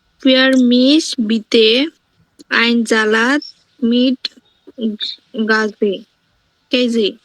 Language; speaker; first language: German; non-native, learner; Bangla